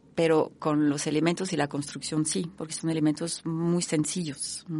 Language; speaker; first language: Spanish; non-native, fluent; French